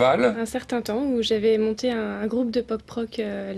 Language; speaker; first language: French; native; French